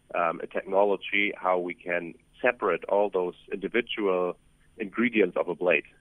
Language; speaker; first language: English; non-native, fluent; German